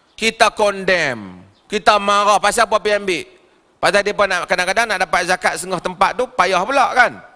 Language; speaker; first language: Malay; native; Malay